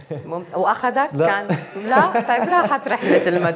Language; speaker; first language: Arabic; native; Arabic